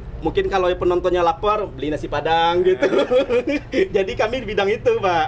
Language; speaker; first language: Indonesian; non-native, local second language; Minangkabau